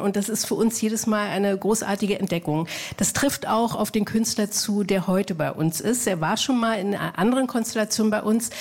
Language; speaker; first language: German; native; German